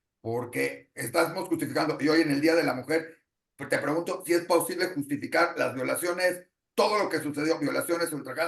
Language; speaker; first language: Spanish; native; Spanish